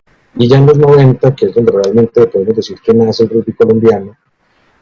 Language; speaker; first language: Spanish; native; Spanish